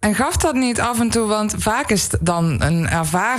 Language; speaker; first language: Dutch; native; Dutch